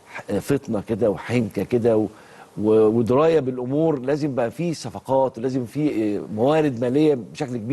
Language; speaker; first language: Arabic; native; Arabic